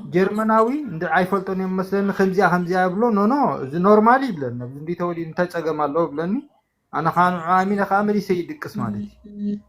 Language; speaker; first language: Tigrinya; native; Tigrinya